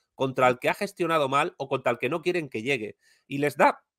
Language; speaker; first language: Spanish; native; Spanish